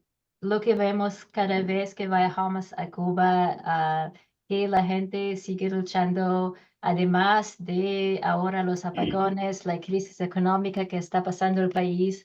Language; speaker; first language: Spanish; non-native, learner; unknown